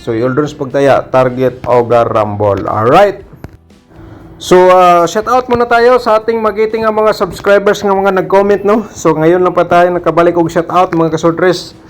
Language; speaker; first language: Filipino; non-native, local second language; Cebuano